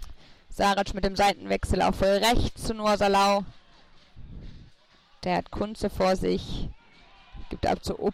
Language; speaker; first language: German; native; German